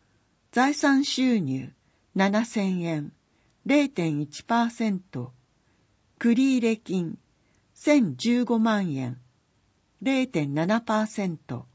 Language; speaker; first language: Japanese; native; Japanese